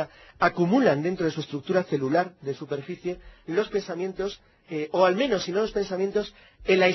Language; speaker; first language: Spanish; native; Spanish